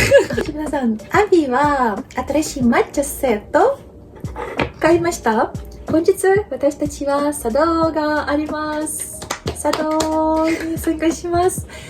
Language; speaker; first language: Japanese; non-native, learner; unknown